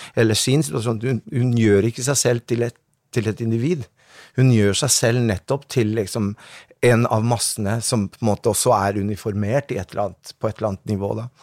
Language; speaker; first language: Norwegian; early bilingual, other home language; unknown